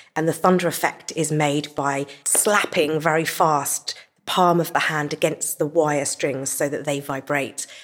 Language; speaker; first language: English; native; English